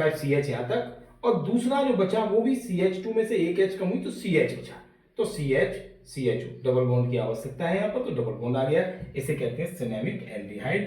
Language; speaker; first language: Hindi; native; Hindi